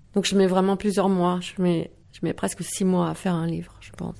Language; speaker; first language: French; non-native, local second language; Dutch